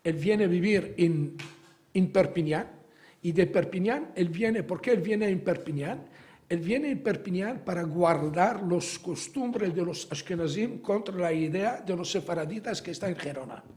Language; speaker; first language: Spanish; non-native, fluent; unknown